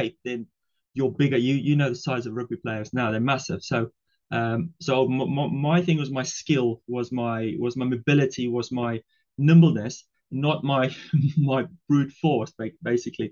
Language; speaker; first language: English; non-native, local second language; Afrikaans